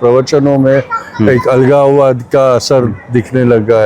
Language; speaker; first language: Hindi; non-native, local second language; Marathi